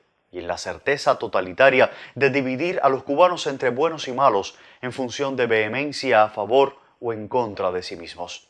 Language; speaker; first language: Spanish; native; Spanish